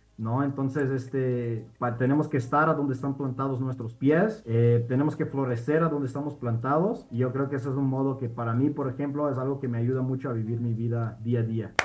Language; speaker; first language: Spanish; non-native, fluent; Portuguese